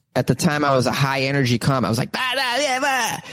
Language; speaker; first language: English; native; English